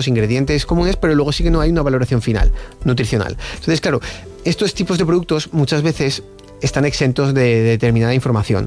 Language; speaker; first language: Spanish; native; Spanish